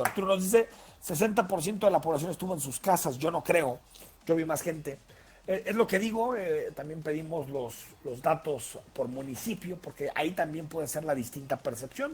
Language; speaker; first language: Spanish; native; Spanish